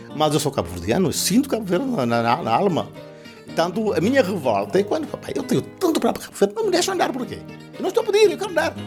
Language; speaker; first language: Portuguese; non-native, local second language; Kabuverdianu